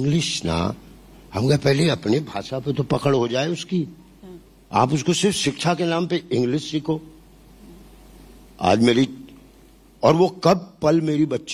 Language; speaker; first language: Hindi; native; Hindi